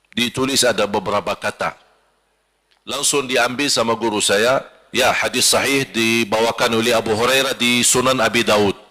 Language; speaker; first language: Malay; non-native, fluent; Arabic